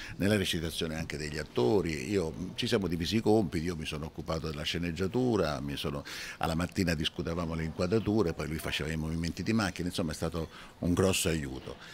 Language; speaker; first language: Italian; native; Italian